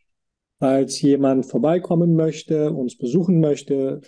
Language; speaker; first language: German; native; German